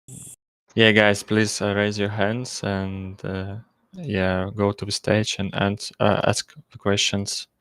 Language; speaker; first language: English; non-native, learner; Russian